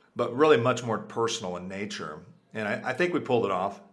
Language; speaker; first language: English; early bilingual, other home language; Spanish